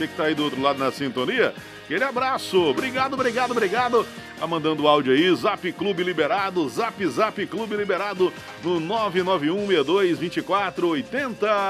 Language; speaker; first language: Portuguese; native; Portuguese